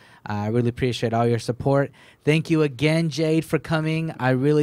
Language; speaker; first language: English; native; English